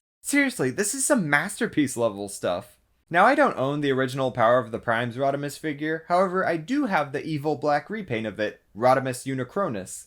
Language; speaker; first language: English; native; English